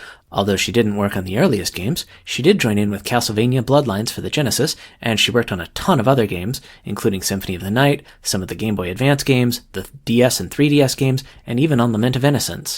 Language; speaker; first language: English; native; English